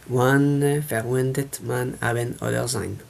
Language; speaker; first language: German; non-native, fluent; French